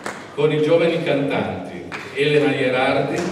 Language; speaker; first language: Italian; native; Italian